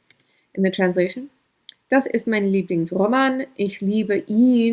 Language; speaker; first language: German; non-native, fluent; English